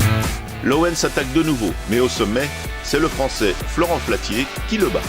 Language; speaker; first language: French; native; French